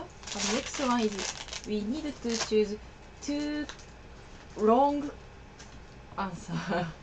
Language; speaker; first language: English; non-native, learner; Japanese